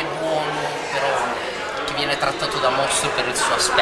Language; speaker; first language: Italian; native; Italian